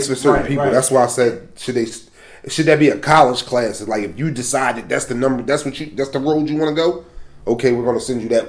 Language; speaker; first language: English; native; English